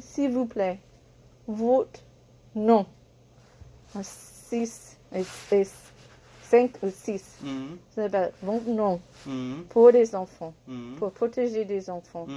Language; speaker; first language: French; non-native, learner; English